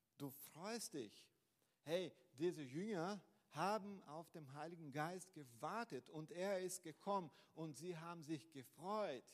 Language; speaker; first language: German; non-native, fluent; Portuguese